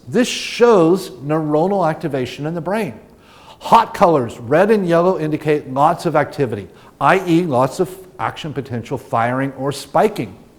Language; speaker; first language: English; native; English